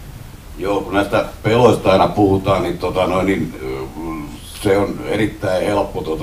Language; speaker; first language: Finnish; native; Finnish